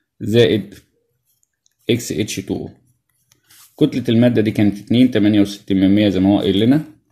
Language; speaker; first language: Arabic; native; Arabic